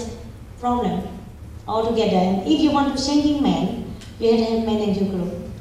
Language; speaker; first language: English; non-native, learner; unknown